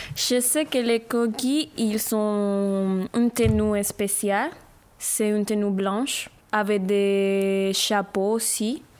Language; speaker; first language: French; non-native, learner; Spanish